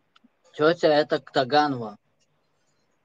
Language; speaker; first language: Russian; non-native, learner; Turkmen